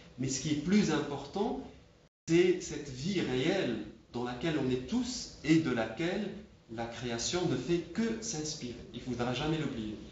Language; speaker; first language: French; non-native, local second language; Arabic